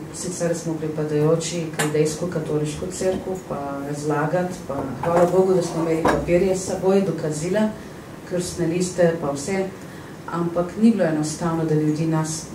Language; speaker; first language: Slovenian; non-native, fluent; Arabic